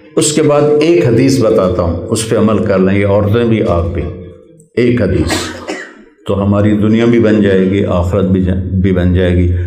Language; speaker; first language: Urdu; non-native, local second language; Punjabi